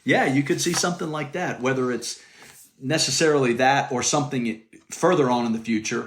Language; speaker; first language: English; native; English